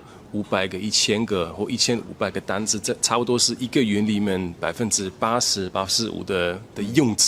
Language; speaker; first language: Chinese; non-native, fluent; German